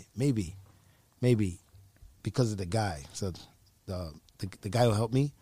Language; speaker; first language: English; native; English